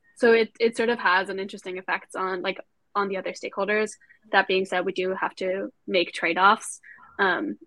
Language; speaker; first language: English; non-native, fluent; German